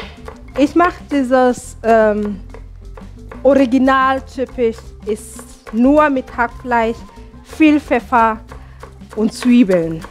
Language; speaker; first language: German; non-native, fluent; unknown